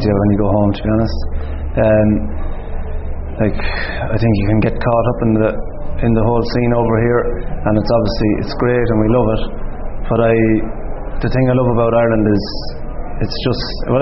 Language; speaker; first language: English; native; English